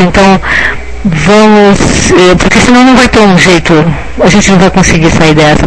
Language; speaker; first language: Portuguese; native; Portuguese